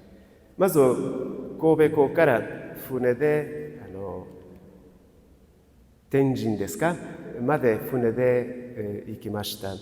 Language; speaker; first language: Japanese; non-native, fluent; Portuguese